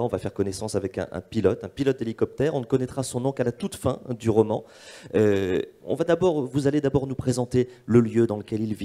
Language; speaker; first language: French; native; French